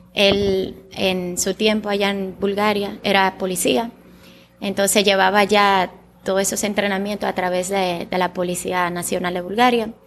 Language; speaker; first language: Spanish; early bilingual, other home language; Bulgarian